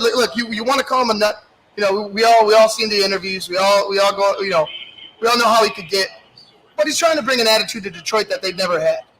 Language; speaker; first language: English; native; English